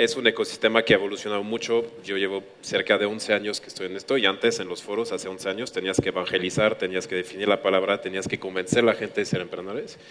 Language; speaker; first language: Spanish; non-native, fluent; French